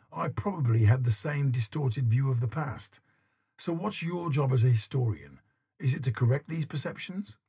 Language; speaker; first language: English; native; English